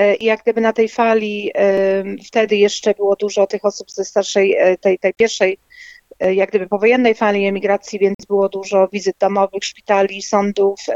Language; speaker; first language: Polish; native; Polish